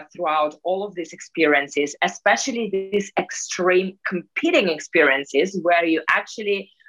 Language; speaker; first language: English; non-native, fluent; Russian